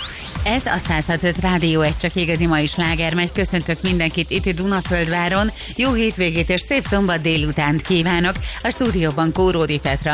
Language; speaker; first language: Hungarian; native; Hungarian